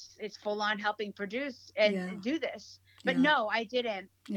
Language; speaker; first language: English; early bilingual, other home language; Hiligaynon